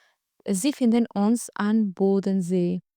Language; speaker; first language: German; non-native, fluent; Albanian